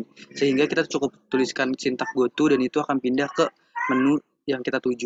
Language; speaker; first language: Indonesian; native; Indonesian